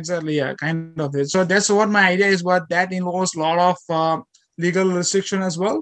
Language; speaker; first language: English; non-native, local second language; Gujarati